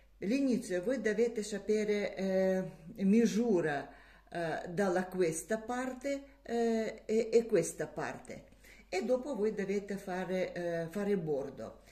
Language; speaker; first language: Italian; non-native, learner; Russian